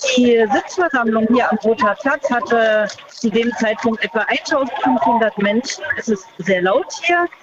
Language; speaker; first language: German; native; German